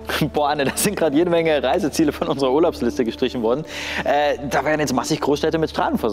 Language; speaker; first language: German; native; German